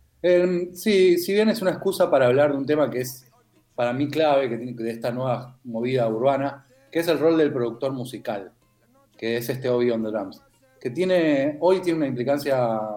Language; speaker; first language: Spanish; native; Spanish